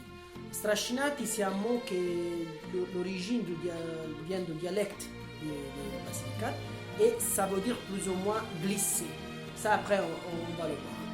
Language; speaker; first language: French; non-native, fluent; Italian